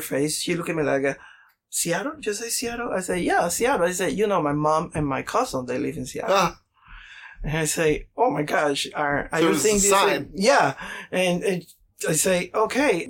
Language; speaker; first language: English; non-native, learner; Spanish